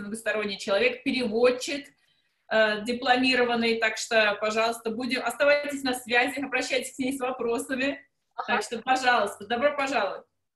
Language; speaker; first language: Russian; native; Russian